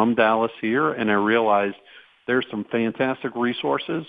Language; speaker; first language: English; native; English